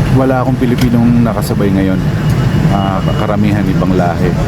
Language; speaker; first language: Filipino; non-native, local second language; Pampanga